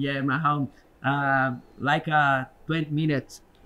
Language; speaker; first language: English; non-native, learner; Portuguese